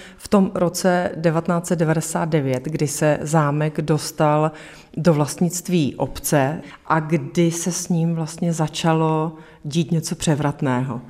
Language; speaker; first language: Czech; native; Czech